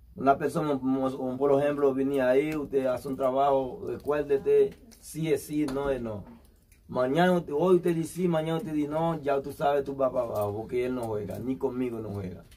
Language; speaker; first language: Spanish; non-native, learner; Haitian Creole